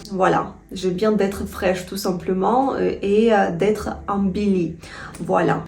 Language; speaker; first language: French; non-native, fluent; Russian